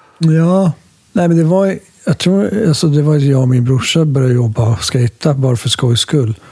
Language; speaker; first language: Swedish; early bilingual, other home language; Finnish